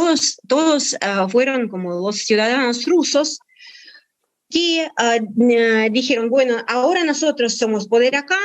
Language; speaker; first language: Spanish; non-native, fluent; Russian